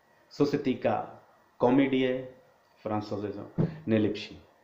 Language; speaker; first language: Czech; non-native, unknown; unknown